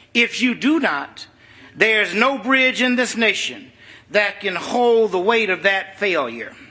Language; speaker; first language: English; native; English